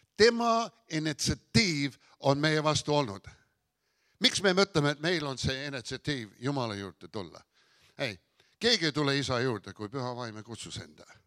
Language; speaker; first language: Estonian; early bilingual, heritage; Estonian